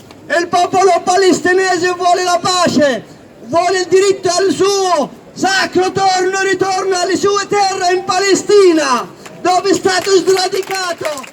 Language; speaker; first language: Italian; non-native, local second language; Arabic